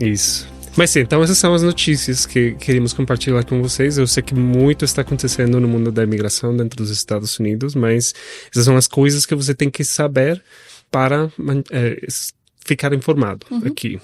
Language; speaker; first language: Portuguese; non-native, fluent; Spanish